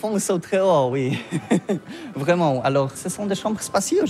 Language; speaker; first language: French; non-native, learner; Polish